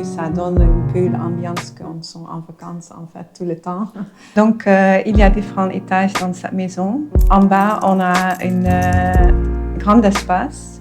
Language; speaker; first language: French; non-native, fluent; Dutch